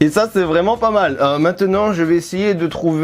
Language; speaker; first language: French; native; French